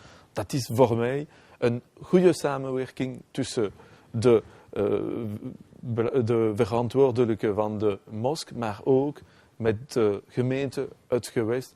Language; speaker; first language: Dutch; non-native, local second language; French